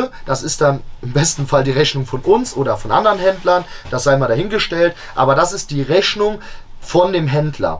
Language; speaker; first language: German; native; German